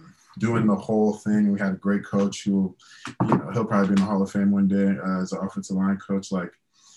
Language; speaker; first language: English; native; English